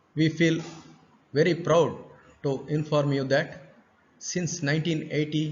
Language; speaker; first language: English; non-native, local second language; Kannada